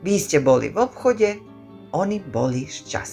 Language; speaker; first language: Slovak; non-native, fluent; Serbian